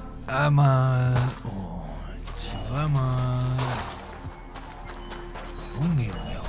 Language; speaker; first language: German; native; German